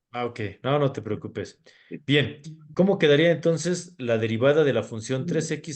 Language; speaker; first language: Spanish; native; Spanish